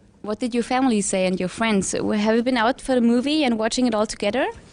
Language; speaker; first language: English; non-native, fluent; German